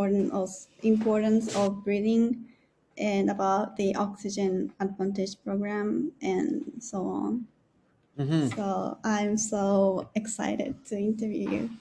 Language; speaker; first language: English; non-native, learner; Japanese